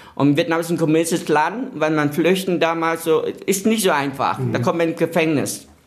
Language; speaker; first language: German; non-native, fluent; Vietnamese